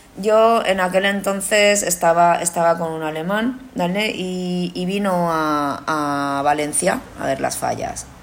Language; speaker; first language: Spanish; early bilingual, other home language; Korean